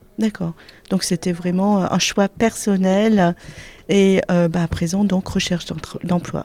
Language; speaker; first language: French; native; French